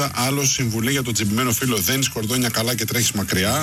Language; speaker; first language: Greek; native; Greek